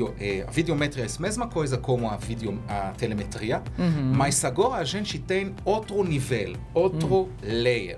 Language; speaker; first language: Portuguese; non-native, learner; Hebrew